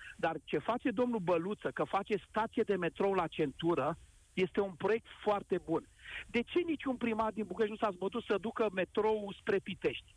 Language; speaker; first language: Romanian; native; Romanian